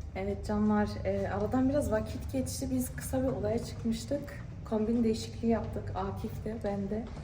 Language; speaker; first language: Turkish; early bilingual, heritage; Turkish